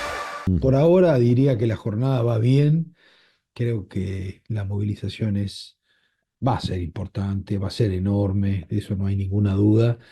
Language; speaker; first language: Spanish; native; Spanish